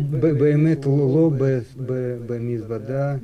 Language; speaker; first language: Hebrew; non-native, learner; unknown